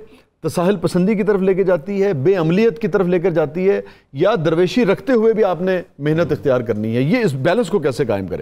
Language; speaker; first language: Urdu; native; Urdu